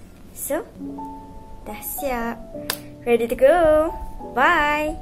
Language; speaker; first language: English; non-native, local second language; Malay